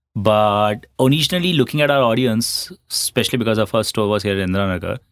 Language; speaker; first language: English; non-native, local second language; Hindi